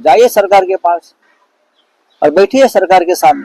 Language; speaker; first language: Hindi; non-native, local second language; Marathi